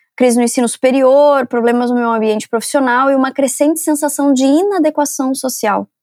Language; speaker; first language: Portuguese; native; Portuguese